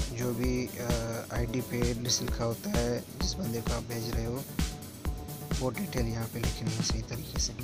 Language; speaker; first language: Urdu; non-native, local second language; Punjabi